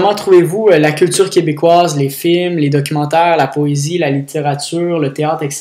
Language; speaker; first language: French; native; French